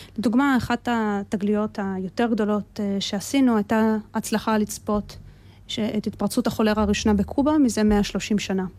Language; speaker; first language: Hebrew; early bilingual, other home language; Russian